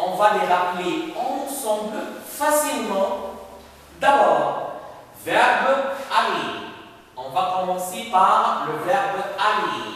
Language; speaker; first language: French; non-native, fluent; Arabic